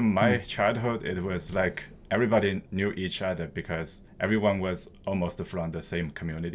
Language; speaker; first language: English; non-native, fluent; Chinese